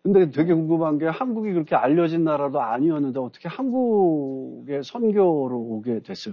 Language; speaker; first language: Korean; native; Korean